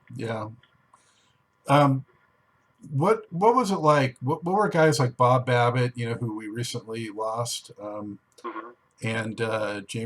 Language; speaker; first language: English; native; English